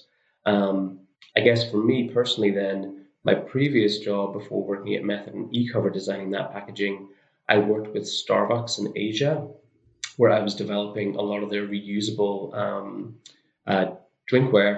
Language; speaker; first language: English; native; English